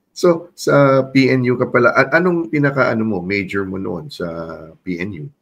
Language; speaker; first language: Filipino; non-native, local second language; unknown